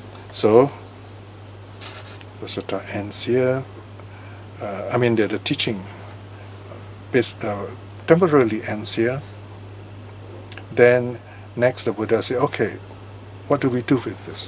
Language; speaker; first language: English; native; English